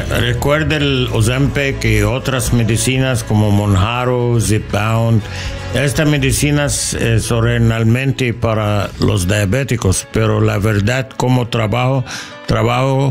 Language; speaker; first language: Spanish; non-native, learner; English